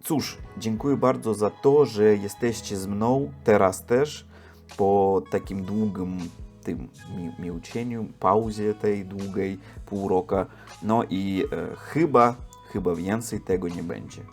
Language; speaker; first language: Polish; non-native, learner; Russian